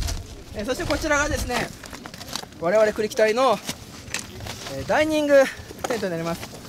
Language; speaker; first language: Japanese; native; Japanese